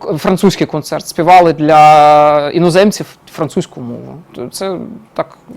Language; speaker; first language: Ukrainian; non-native, local second language; Russian